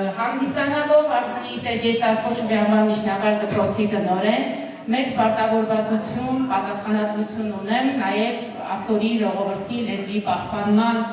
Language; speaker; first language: Armenian; native; Armenian